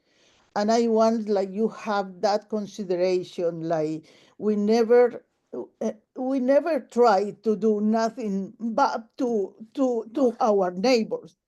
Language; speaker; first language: English; non-native, local second language; Spanish